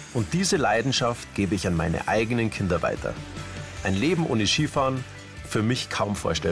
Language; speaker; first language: German; native; German